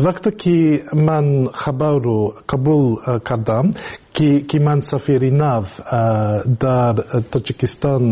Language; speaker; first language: Persian; non-native, learner; English